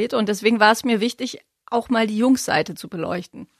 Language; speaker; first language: German; native; German